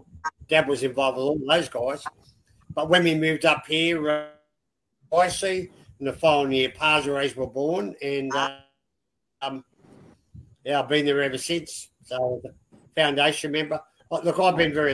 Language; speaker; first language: English; native; English